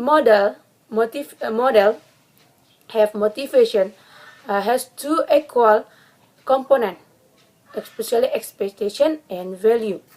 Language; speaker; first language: English; non-native, learner; Indonesian